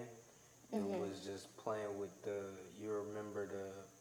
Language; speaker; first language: English; native; English